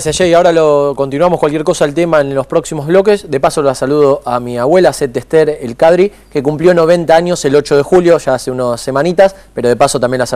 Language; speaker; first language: Spanish; native; Spanish